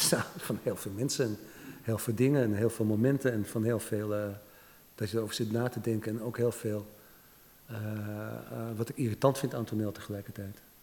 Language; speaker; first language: Dutch; native; Dutch